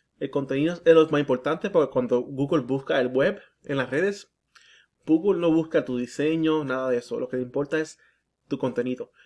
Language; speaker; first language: Spanish; early bilingual, heritage; Spanish